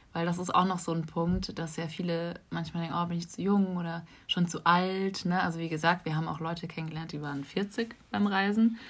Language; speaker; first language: German; native; German